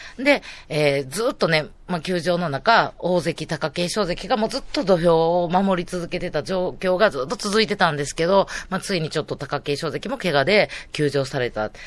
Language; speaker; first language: Japanese; native; Japanese